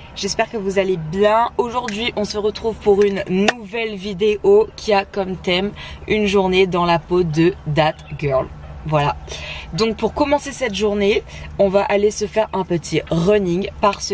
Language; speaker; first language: French; native; French